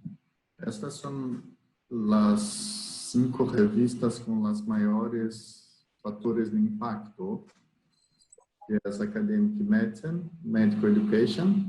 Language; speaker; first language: Spanish; non-native, learner; Portuguese